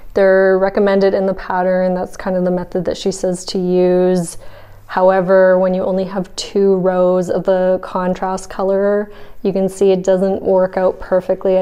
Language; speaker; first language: English; native; English